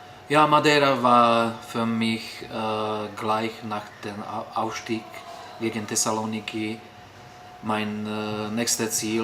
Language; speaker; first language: German; non-native, fluent; Slovak